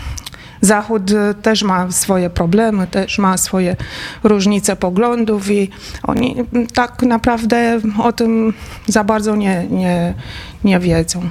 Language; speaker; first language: Polish; non-native, fluent; Romanian